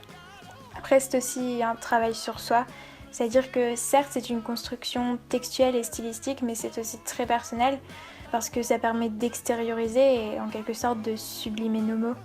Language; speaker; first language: French; native; French